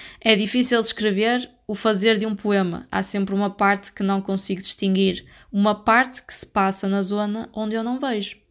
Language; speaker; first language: Portuguese; native; Portuguese